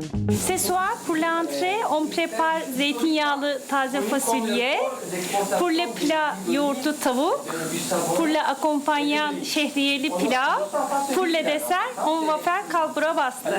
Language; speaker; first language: French; non-native, fluent; Turkish